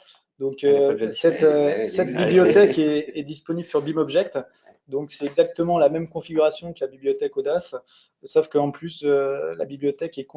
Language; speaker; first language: French; native; French